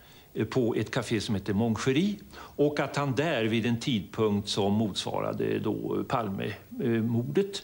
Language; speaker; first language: Swedish; native; Swedish